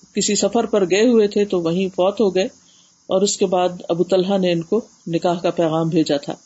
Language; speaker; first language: Urdu; native; Urdu